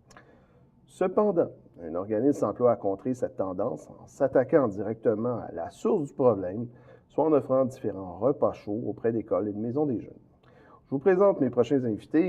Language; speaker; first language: French; native; French